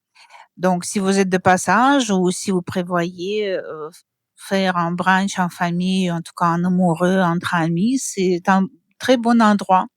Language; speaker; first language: French; non-native, fluent; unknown